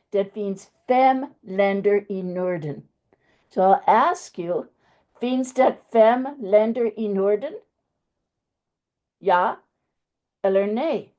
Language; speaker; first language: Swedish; non-native, fluent; English